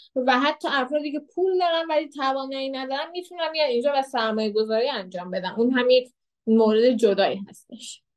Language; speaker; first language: Persian; native; Persian